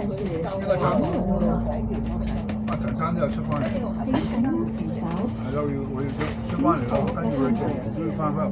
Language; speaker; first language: Cantonese; native; Cantonese